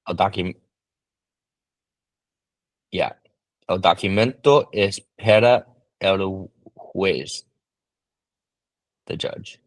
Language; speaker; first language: Spanish; non-native, learner; English